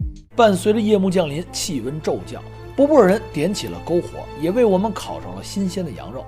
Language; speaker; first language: Chinese; native; Chinese